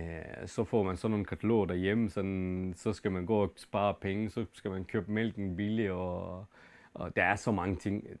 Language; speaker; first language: Danish; non-native, fluent; Turkish